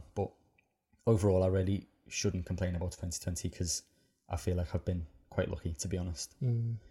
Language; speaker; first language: English; native; English